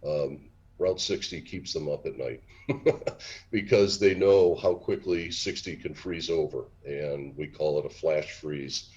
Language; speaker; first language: English; native; English